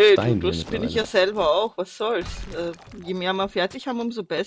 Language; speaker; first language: German; native; German